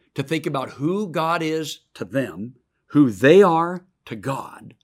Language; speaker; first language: English; native; English